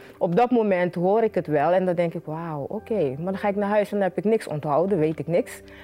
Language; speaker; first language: Dutch; native; Dutch